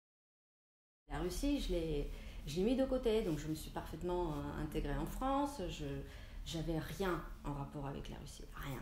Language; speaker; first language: French; non-native, fluent; Russian